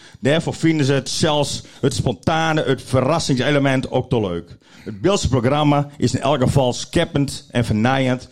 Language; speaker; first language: Dutch; non-native, local second language; Western Frisian